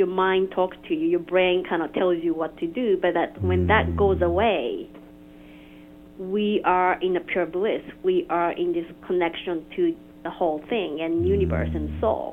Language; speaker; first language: English; non-native, fluent; Japanese